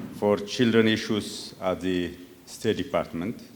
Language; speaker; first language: English; non-native, local second language; Amharic